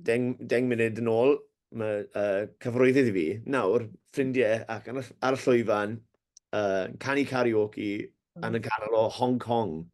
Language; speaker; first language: Welsh; non-native, learner; English